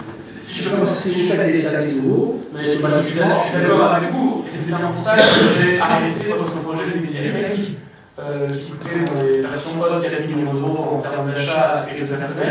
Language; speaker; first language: French; native; French